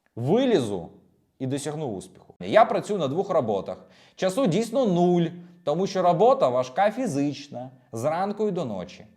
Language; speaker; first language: Ukrainian; non-native, local second language; Russian